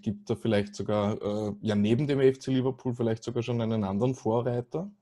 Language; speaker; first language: German; native; German